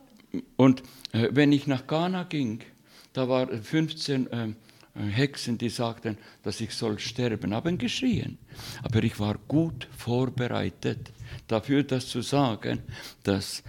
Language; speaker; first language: German; non-native, learner; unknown